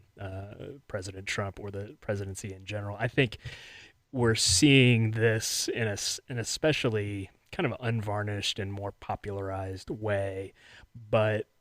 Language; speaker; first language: English; native; English